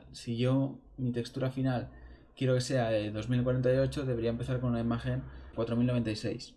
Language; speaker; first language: Spanish; native; Spanish